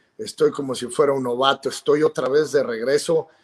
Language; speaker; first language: Spanish; native; Spanish